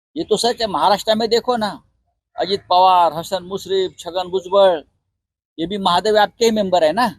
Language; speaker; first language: Hindi; non-native, local second language; Marathi